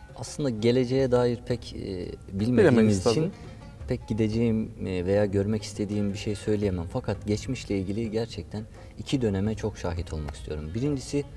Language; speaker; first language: Turkish; native; Turkish